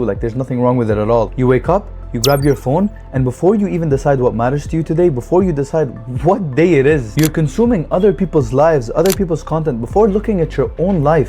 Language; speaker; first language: English; non-native, fluent; Arabic